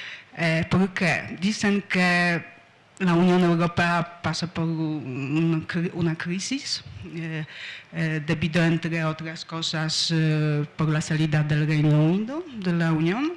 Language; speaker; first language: Spanish; non-native, fluent; Polish